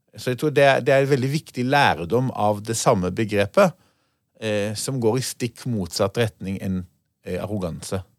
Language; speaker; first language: Norwegian; non-native, fluent; Hebrew